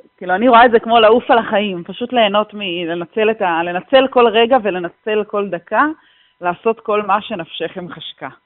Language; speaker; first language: Hebrew; native; Hebrew